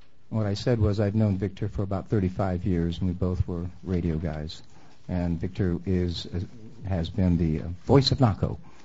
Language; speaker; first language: English; native; English